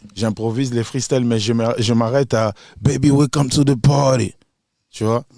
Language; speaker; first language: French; non-native, local second language; Lingala